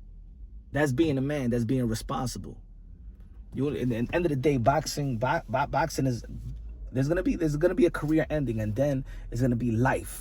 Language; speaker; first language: English; native; English